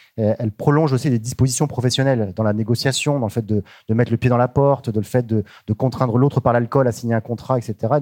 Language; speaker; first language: French; native; French